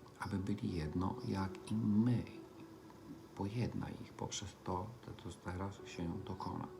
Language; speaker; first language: Polish; early bilingual, heritage; Polish